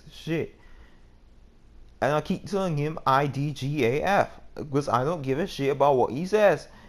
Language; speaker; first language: English; native; English